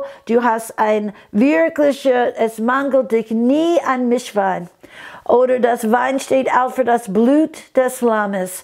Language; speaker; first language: German; non-native, fluent; English